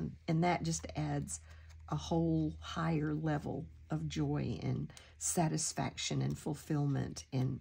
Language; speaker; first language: English; native; English